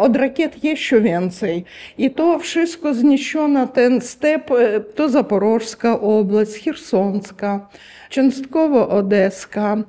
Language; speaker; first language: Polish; non-native, learner; Ukrainian